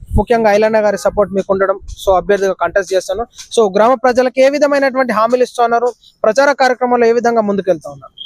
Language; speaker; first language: Telugu; native; Telugu